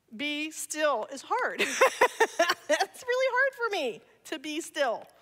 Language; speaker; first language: English; native; English